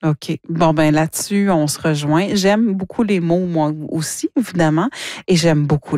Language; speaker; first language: French; native; French